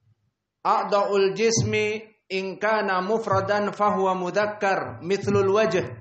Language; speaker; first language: Arabic; non-native, fluent; Indonesian